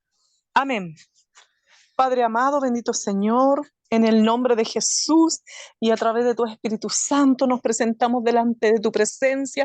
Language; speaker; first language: Spanish; native; Spanish